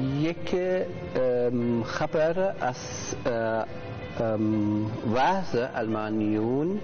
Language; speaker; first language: Persian; non-native, learner; German